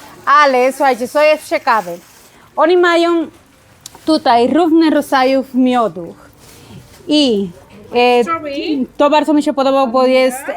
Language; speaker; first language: Polish; non-native, learner; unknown